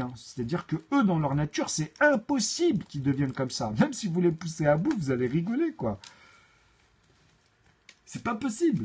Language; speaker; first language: French; native; French